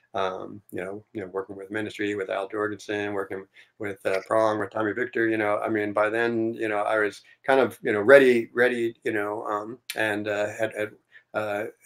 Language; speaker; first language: English; native; English